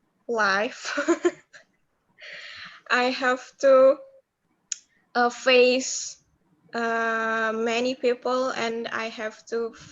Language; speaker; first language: English; non-native, learner; Indonesian